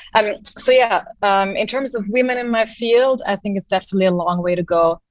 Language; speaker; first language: English; non-native, fluent; German